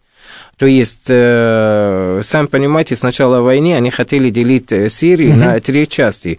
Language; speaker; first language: Russian; non-native, fluent; Arabic